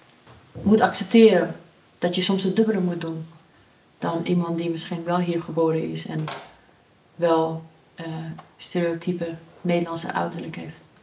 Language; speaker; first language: Dutch; early bilingual, other home language; Persian